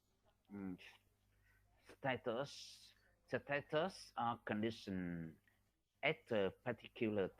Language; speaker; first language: English; non-native, learner; Vietnamese